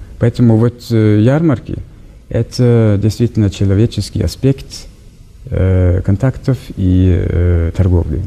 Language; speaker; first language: Russian; non-native, fluent; Norwegian